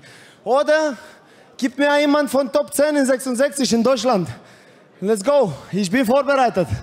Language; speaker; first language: German; non-native, fluent; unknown